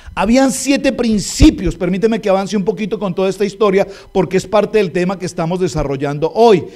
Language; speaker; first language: Spanish; native; Spanish